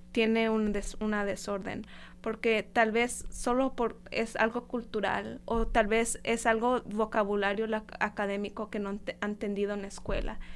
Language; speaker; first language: Spanish; non-native, fluent; English